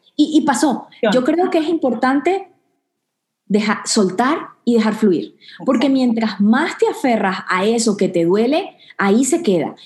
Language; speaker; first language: Spanish; native; Spanish